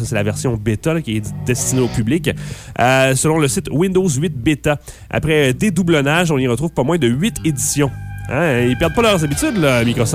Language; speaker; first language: French; native; French